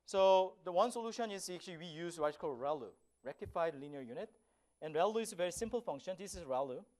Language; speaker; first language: English; non-native, fluent; Korean